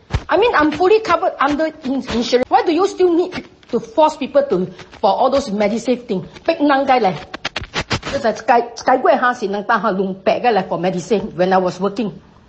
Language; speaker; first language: English; non-native, local second language; Min Nan Chinese